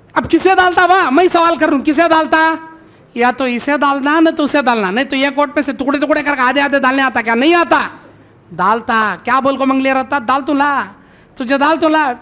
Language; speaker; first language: Hindi; native; Hindi